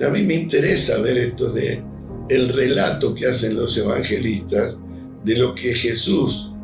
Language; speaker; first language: Spanish; native; Spanish